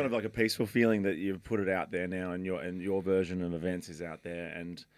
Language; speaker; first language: English; native; English